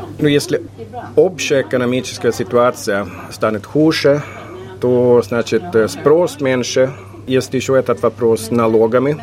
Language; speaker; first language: Russian; non-native, fluent; Swedish